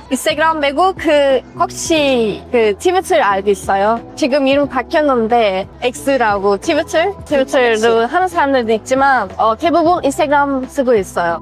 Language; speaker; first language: Korean; non-native, fluent; Turkish